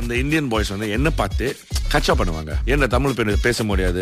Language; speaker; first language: Tamil; non-native, local second language; English